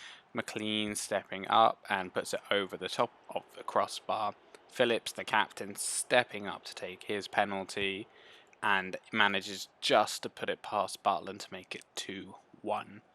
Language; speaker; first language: English; native; English